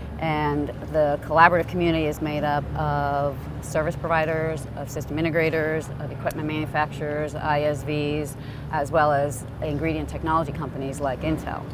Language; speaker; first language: English; native; English